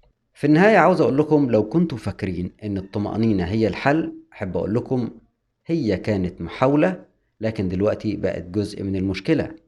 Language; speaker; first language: Arabic; native; Arabic